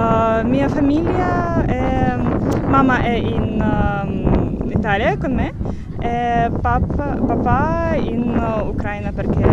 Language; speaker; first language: Italian; non-native, learner; Ukrainian